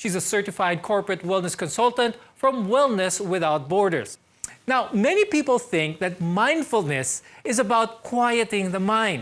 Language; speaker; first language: English; non-native, local second language; Filipino